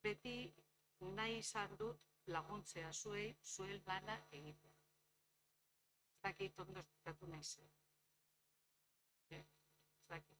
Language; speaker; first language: Basque; non-native, local second language; Spanish